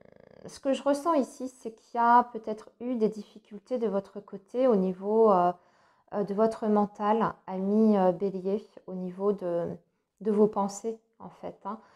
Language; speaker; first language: French; native; French